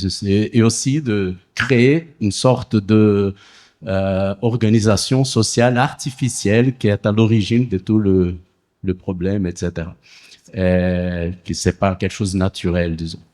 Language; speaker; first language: French; non-native, fluent; Portuguese